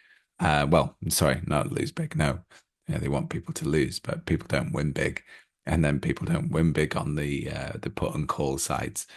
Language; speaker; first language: English; native; English